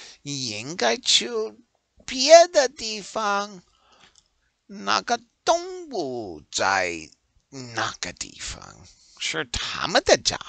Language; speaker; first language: Chinese; non-native, learner; English